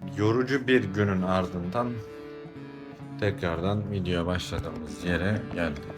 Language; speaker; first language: Turkish; native; Turkish